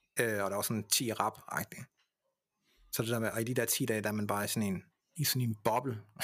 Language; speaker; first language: Danish; early bilingual, other home language; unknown